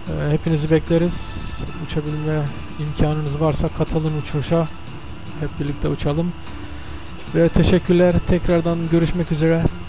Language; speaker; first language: Turkish; early bilingual, heritage; Turkish